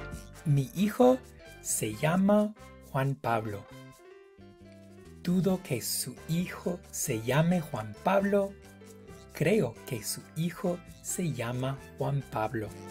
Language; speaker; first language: Spanish; non-native, fluent; English